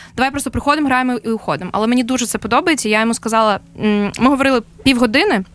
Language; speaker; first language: Ukrainian; native; Ukrainian